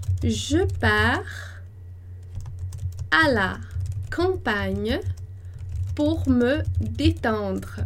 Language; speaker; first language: French; non-native, fluent; Portuguese